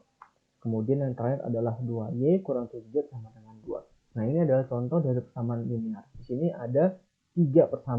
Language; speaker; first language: Indonesian; native; Indonesian